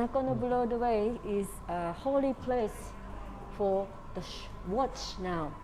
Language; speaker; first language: English; non-native, fluent; Japanese